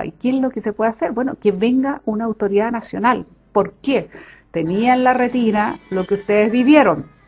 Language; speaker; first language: Spanish; native; Spanish